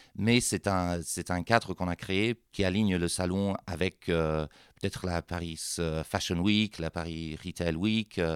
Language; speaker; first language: French; non-native, fluent; English